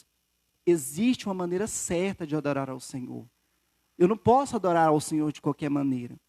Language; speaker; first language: Portuguese; native; Portuguese